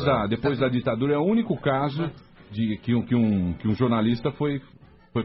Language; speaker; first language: Portuguese; native; Portuguese